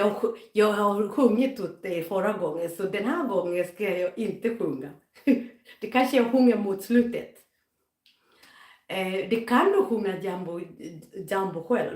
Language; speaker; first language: Swedish; non-native, fluent; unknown